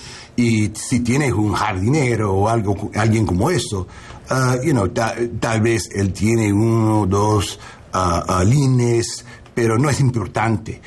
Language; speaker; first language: Spanish; non-native, learner; English